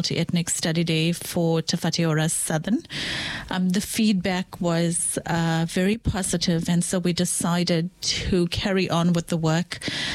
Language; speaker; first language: English; native; English